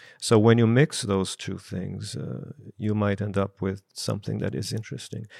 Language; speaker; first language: English; non-native, fluent; Portuguese